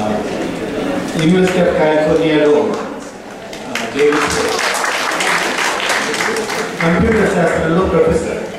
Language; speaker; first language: Telugu; native; Telugu